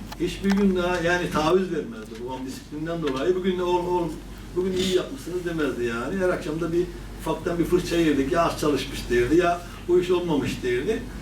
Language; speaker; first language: Turkish; native; Turkish